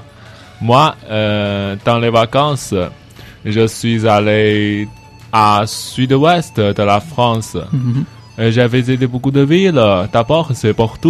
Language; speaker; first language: French; non-native, learner; Chinese